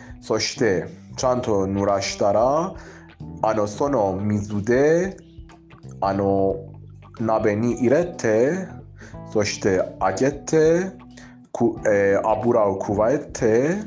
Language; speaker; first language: Japanese; non-native, learner; Persian